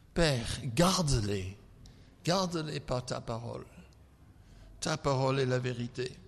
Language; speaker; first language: French; non-native, fluent; English